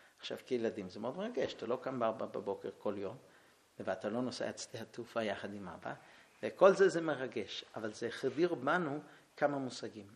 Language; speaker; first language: Hebrew; early bilingual, heritage; Hebrew